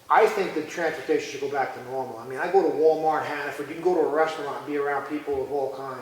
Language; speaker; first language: English; native; English